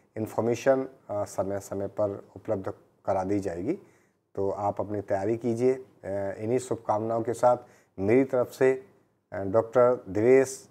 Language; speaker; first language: Hindi; native; Hindi